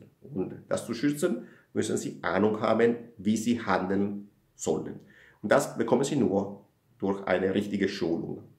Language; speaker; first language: German; non-native, fluent; Italian